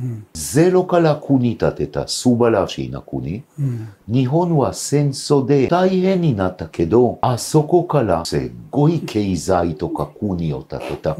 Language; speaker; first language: Japanese; non-native, fluent; Hebrew